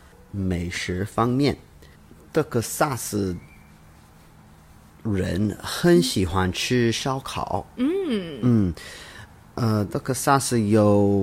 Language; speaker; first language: Chinese; non-native, learner; English